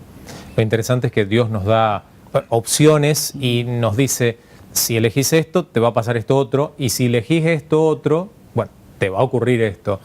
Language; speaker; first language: Spanish; native; Spanish